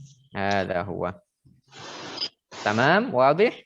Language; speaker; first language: Arabic; non-native, fluent; Indonesian